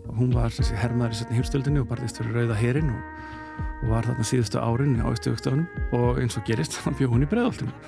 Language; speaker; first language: Icelandic; early bilingual, heritage; Icelandic